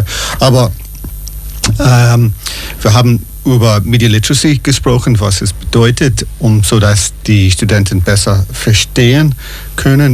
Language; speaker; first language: German; non-native, fluent; English